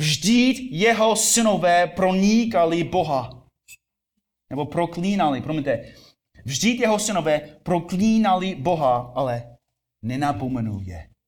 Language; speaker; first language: Czech; non-native, fluent; English